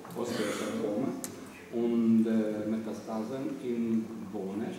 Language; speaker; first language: German; non-native, learner; Ukrainian